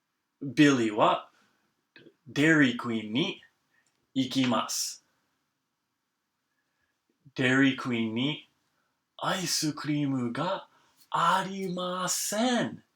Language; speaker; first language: Japanese; non-native, fluent; English